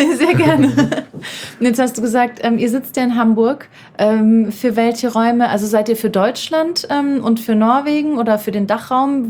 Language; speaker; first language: German; native; German